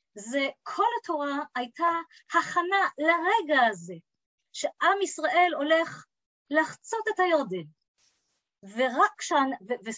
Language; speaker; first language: Hebrew; early bilingual, other home language; English